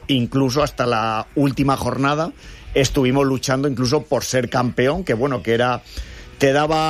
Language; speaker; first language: Spanish; native; Spanish